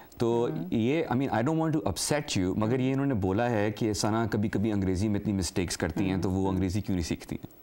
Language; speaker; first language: Urdu; native; Urdu